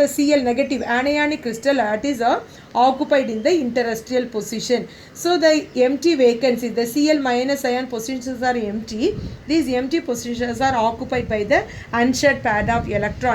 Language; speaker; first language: English; non-native, local second language; Tamil